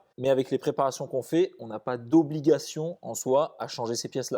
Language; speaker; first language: French; native; French